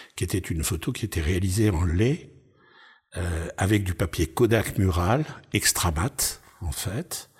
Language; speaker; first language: French; native; French